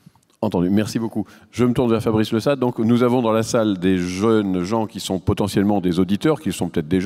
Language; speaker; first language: French; native; French